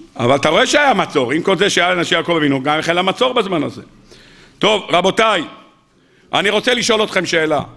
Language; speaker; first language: Hebrew; native; Hebrew